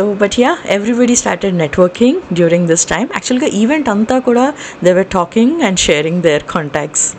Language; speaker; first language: English; non-native, local second language; Telugu